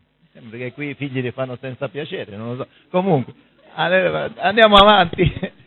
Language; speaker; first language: Italian; early bilingual, heritage; Italian